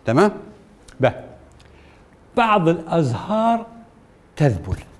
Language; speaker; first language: Arabic; native; Arabic